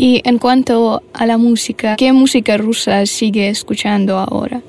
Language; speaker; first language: Spanish; non-native, fluent; Russian